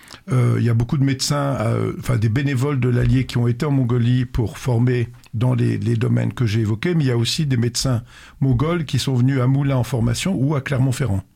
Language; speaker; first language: French; native; French